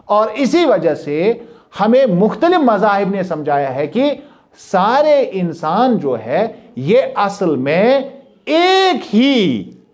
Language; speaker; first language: Urdu; non-native, local second language; Kashmiri